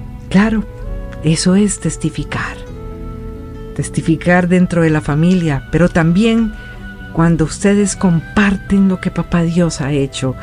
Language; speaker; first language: Spanish; native; Spanish